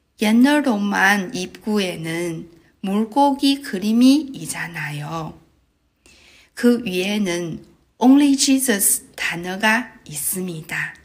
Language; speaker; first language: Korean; non-native, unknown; Chinese